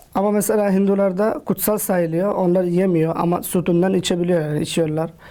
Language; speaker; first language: Turkish; non-native, fluent; Urdu